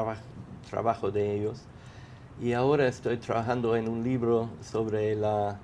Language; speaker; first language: Spanish; non-native, fluent; English